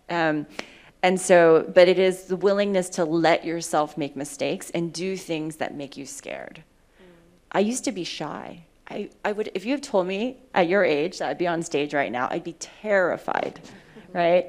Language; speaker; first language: English; early bilingual, other home language; Vietnamese